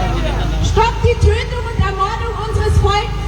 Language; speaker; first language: German; non-native, learner; Oromo